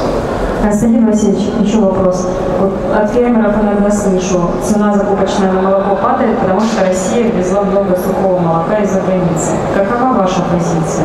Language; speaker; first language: Russian; native; Russian